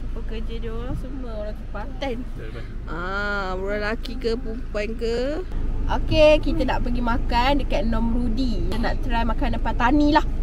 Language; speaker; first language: Malay; native; Malay